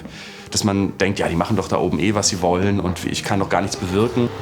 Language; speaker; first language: German; native; German